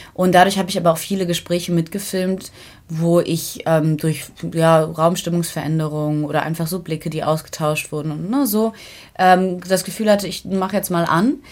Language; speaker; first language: German; native; German